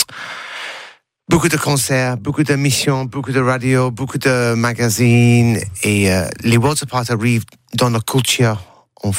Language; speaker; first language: French; non-native, learner; English